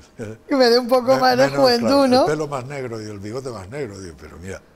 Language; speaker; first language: Spanish; native; Spanish